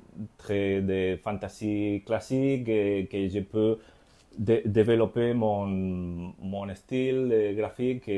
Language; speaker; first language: French; non-native, learner; Spanish